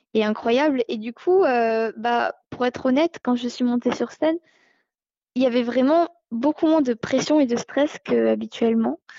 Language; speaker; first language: French; native; French